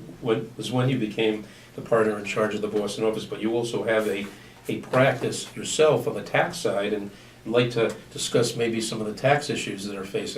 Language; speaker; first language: English; native; English